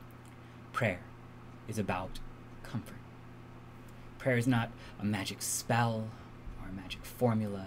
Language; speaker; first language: English; native; English